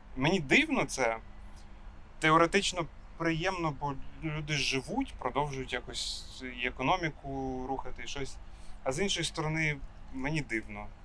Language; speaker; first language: Ukrainian; non-native, local second language; Russian